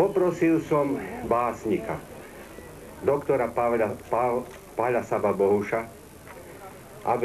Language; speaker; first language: Slovak; native; Slovak